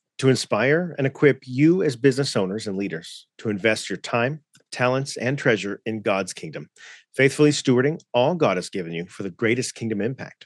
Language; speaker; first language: English; native; English